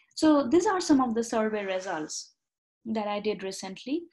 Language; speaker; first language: English; non-native, local second language; Bangla